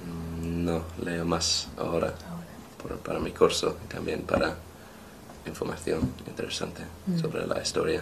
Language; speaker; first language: Spanish; non-native, fluent; English